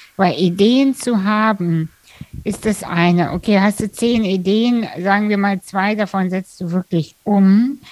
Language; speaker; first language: German; early bilingual, other home language; Russian